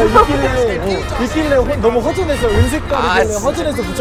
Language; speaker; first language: Korean; native; Korean